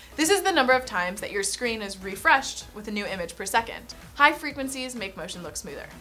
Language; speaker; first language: English; native; English